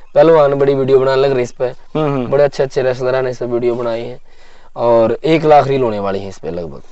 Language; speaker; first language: Hindi; native; Hindi